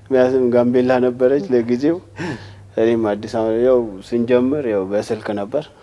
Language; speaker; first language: Amharic; non-native, local second language; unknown